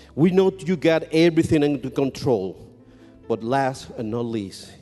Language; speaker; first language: English; non-native, fluent; Spanish